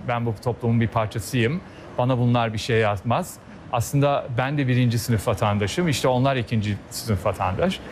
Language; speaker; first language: Turkish; early bilingual, heritage; Turkish